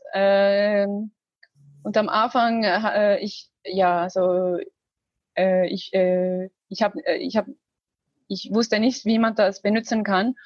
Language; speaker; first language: German; non-native, learner; Arabic